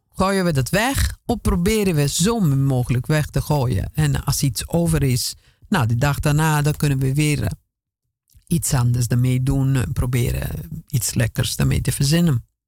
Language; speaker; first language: Dutch; non-native, fluent; Italian